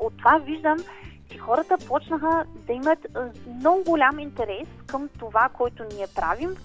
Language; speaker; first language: Bulgarian; non-native, fluent; German